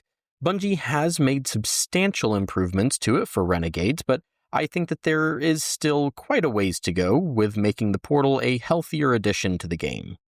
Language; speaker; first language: English; native; English